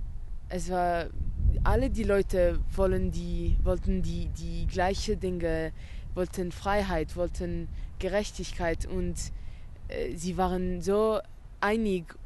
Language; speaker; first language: German; non-native, learner; Arabic